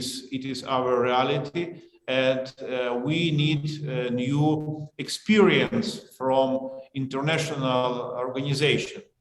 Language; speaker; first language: English; non-native, learner; Ukrainian